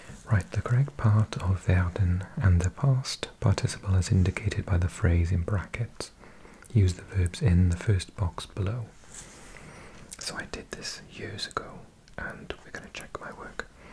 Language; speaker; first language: English; native; English